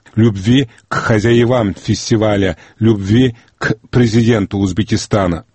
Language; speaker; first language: Russian; non-native, local second language; Uzbek